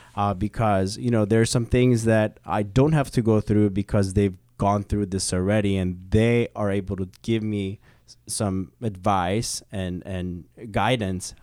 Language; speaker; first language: English; early bilingual, other home language; Korean